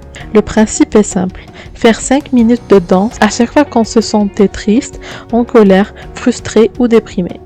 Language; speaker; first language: French; native; French